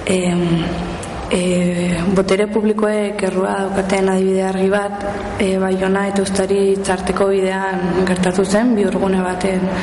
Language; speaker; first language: Basque; non-native, local second language; Spanish